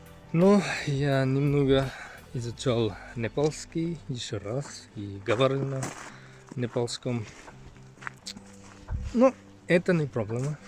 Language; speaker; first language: Russian; non-native, learner; Finnish